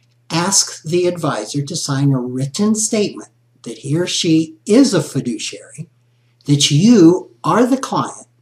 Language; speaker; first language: English; native; English